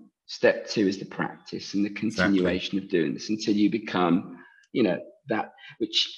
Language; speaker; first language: English; native; English